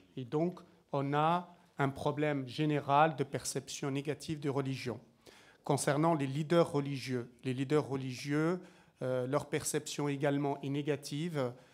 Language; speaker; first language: French; native; French